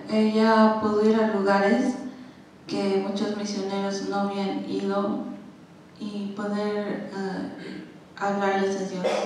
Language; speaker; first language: Spanish; non-native, learner; English